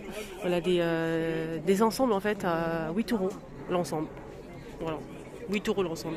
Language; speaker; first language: French; native; French